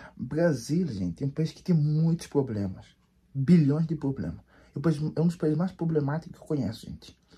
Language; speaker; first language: Portuguese; non-native, local second language; Kabuverdianu